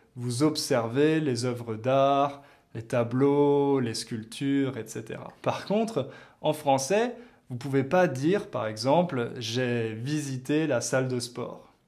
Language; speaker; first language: French; native; French